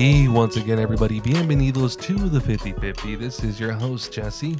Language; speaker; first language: English; early bilingual, other home language; Spanish